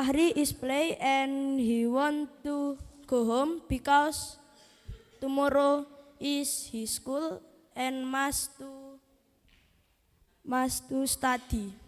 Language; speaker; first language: English; non-native, learner; Indonesian